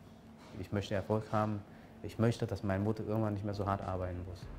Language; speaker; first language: German; non-native, fluent; Vietnamese